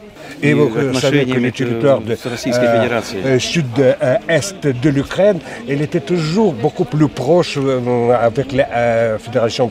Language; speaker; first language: French; non-native, fluent; Russian